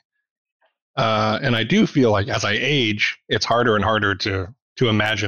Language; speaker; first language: English; native; English